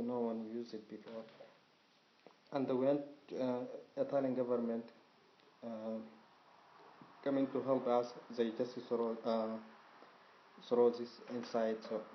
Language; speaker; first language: English; non-native, learner; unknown